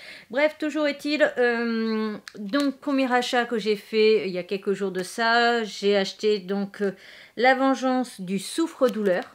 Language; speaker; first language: French; native; French